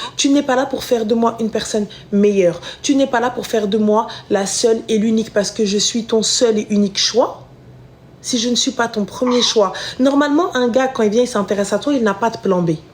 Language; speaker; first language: French; early bilingual, other home language; Arabic